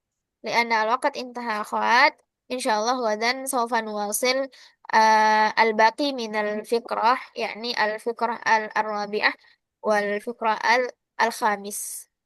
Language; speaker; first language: Arabic; non-native, fluent; Indonesian